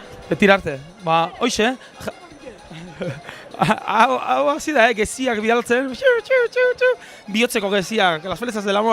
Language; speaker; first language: Basque; native; Basque